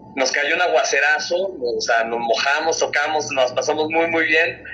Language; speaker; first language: Spanish; native; Spanish